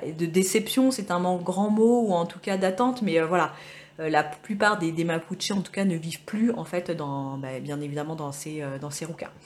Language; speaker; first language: French; native; French